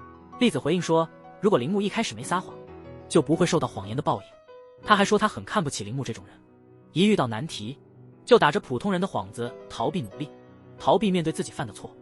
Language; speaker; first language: Chinese; native; Chinese